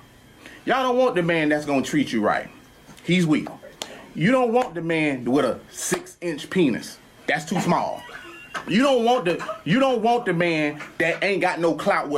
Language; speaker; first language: English; native; English